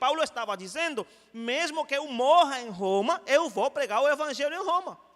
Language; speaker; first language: Portuguese; non-native, fluent; Spanish